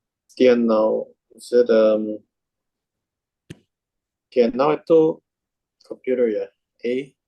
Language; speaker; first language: Chinese; non-native, learner; Indonesian